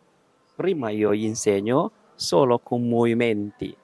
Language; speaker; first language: Italian; non-native, learner; Chinese